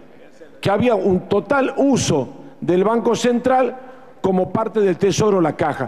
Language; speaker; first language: Spanish; native; Spanish